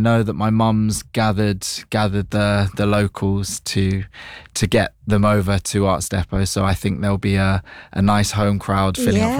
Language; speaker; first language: English; native; English